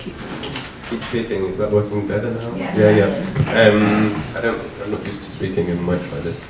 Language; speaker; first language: English; native; English